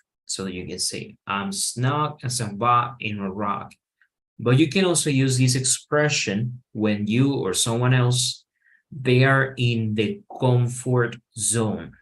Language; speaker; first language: English; non-native, fluent; Spanish